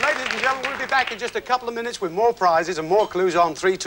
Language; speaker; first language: English; native; English